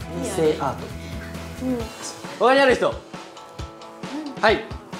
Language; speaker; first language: Japanese; native; Japanese